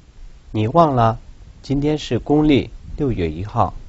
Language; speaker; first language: Chinese; non-native, local second language; Tibetan